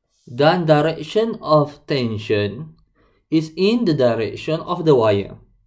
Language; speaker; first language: English; non-native, local second language; Malay